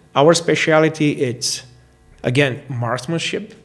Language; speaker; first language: English; non-native, fluent; Bulgarian